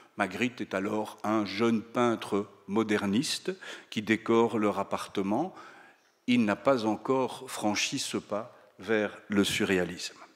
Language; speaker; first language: French; native; French